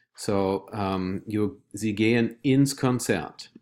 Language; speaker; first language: German; non-native, fluent; English